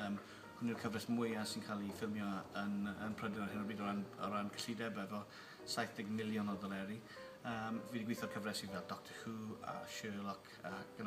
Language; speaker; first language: Welsh; native; Welsh